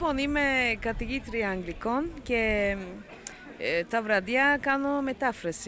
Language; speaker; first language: Greek; early bilingual, heritage; Greek